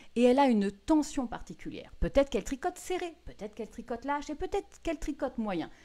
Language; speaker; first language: French; native; French